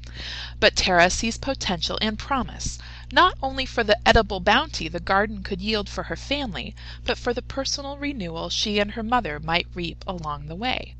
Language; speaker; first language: English; native; English